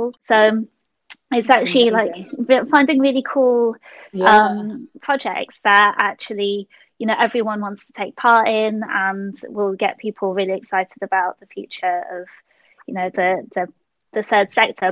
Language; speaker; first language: English; native; English